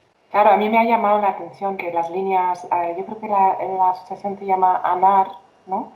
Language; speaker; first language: Spanish; non-native, fluent; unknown